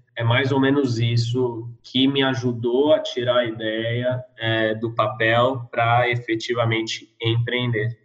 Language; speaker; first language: Portuguese; early bilingual, other home language; Norwegian